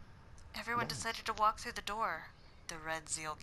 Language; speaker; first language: English; native; English